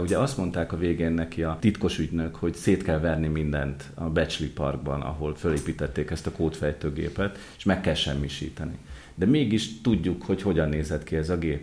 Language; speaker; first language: Hungarian; native; Hungarian